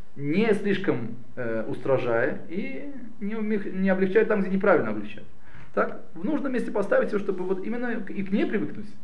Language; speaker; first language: Russian; early bilingual, heritage; Russian